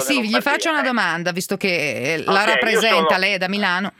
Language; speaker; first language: Italian; native; Italian